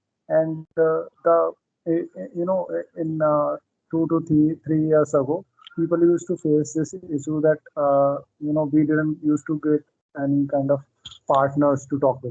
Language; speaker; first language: English; non-native, local second language; Hindi